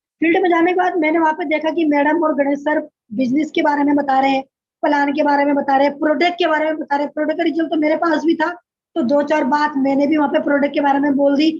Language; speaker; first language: Hindi; native; Hindi